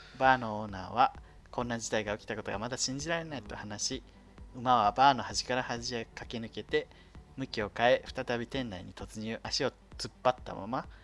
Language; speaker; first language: Japanese; native; Japanese